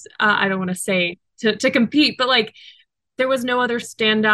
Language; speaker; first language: English; native; English